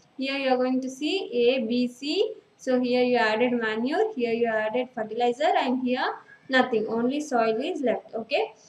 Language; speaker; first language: English; non-native, local second language; Telugu